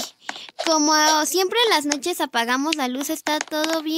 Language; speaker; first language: Spanish; native; Spanish